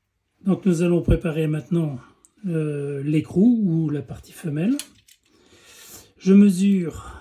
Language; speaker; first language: French; native; French